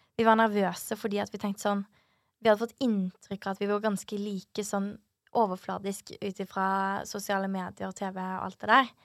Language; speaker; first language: Norwegian; native; Norwegian